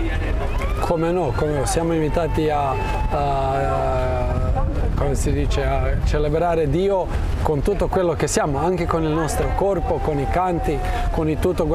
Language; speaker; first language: Italian; non-native, fluent; Croatian